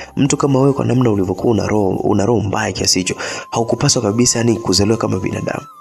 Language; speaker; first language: Swahili; native; Swahili